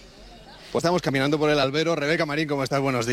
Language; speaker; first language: Spanish; native; Spanish